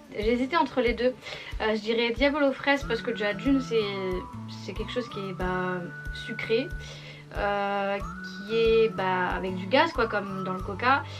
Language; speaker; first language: French; native; French